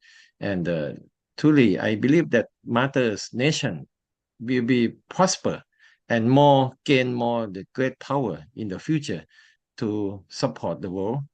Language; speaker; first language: English; non-native, learner; Thai